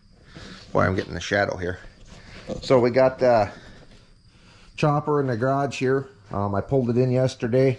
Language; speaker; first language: English; native; English